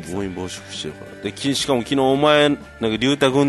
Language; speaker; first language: Japanese; native; Japanese